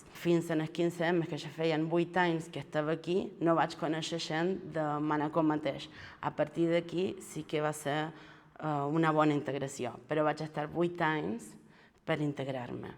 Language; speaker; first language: Catalan; non-native, fluent; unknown